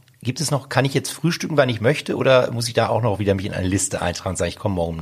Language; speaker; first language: German; native; German